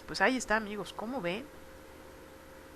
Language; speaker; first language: Spanish; native; Spanish